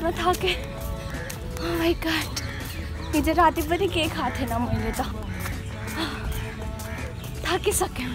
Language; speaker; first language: Nepali; early bilingual, heritage; Hindi